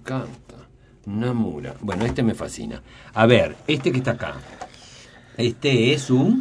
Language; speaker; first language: Spanish; native; Spanish